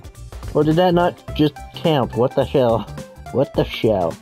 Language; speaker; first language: English; native; English